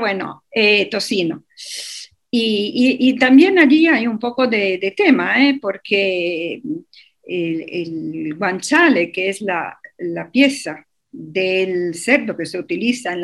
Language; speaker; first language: Spanish; non-native, fluent; Italian